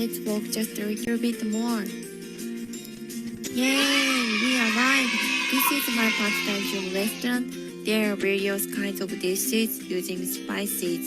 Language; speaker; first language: English; non-native, learner; Japanese